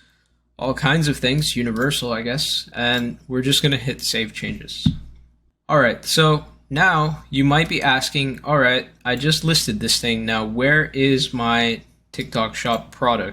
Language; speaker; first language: English; native; English